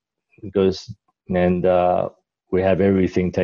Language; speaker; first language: English; non-native, local second language; Cantonese